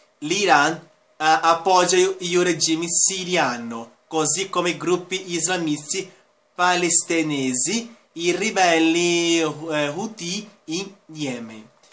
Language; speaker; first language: Italian; non-native, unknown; Spanish